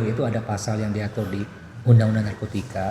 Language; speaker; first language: Indonesian; non-native, local second language; Banjar